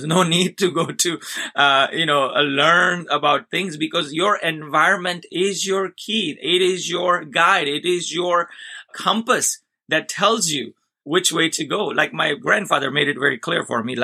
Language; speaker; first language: English; non-native, local second language; Gujarati